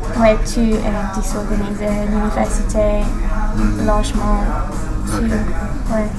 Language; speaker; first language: French; non-native, learner; English